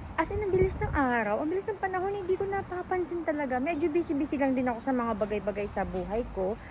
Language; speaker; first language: Filipino; native; Filipino